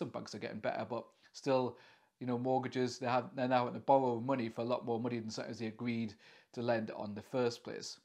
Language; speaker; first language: English; native; English